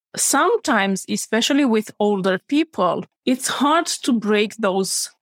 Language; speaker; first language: English; non-native, fluent; Romanian